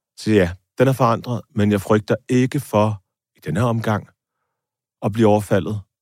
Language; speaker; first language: Danish; native; Danish